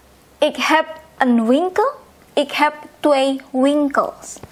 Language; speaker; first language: Dutch; non-native, fluent; Indonesian